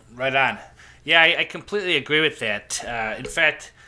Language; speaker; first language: English; native; English